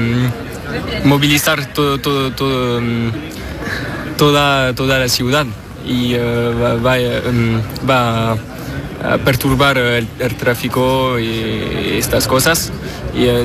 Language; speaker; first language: Spanish; non-native, learner; French